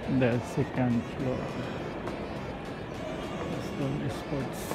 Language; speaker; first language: English; non-native, local second language; Filipino